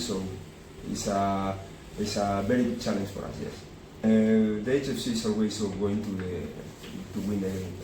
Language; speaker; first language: English; non-native, learner; Spanish